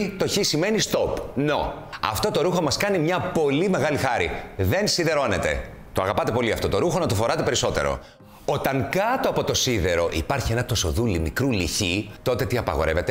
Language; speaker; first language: Greek; native; Greek